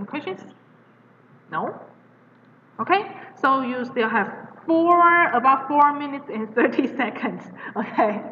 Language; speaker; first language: English; non-native, fluent; Chinese